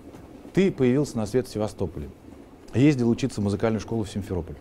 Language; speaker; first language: Russian; native; Russian